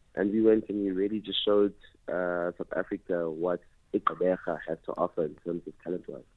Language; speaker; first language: English; non-native, local second language; Xhosa